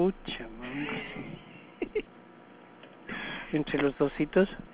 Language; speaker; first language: Spanish; native; Spanish